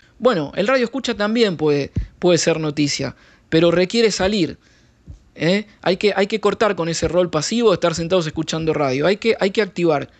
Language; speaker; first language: Spanish; native; Spanish